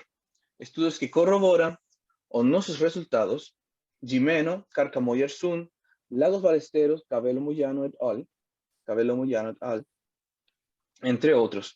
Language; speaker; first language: Portuguese; non-native, learner; Spanish